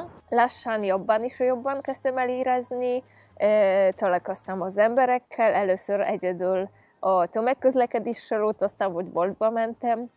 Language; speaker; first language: Hungarian; non-native, fluent; Polish